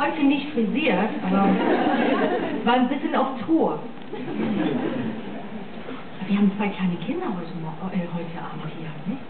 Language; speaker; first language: German; non-native, fluent; English